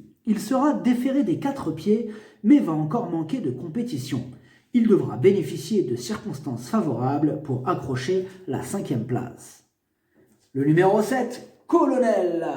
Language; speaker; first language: French; native; French